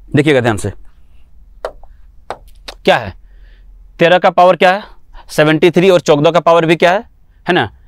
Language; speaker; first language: Hindi; native; Hindi